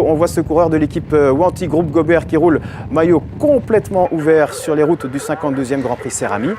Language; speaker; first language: French; native; French